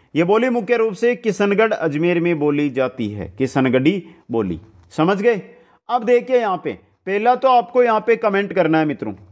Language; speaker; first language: Hindi; native; Hindi